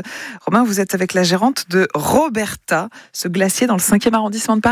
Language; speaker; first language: French; native; French